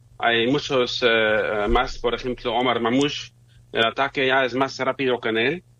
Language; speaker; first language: Spanish; non-native, fluent; German